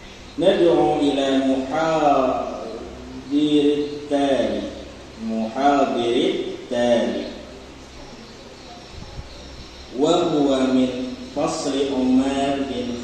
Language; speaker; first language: Arabic; non-native, learner; Indonesian